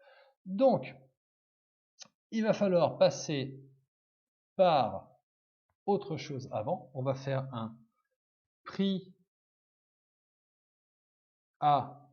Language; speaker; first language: French; native; French